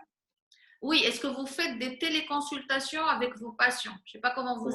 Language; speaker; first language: French; non-native, local second language; Arabic